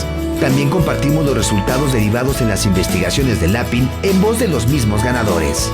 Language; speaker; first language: Spanish; native; Spanish